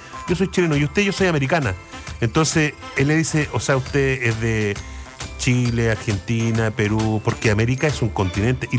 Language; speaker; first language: Spanish; native; Spanish